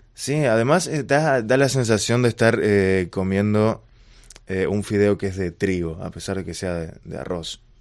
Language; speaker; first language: Spanish; native; Spanish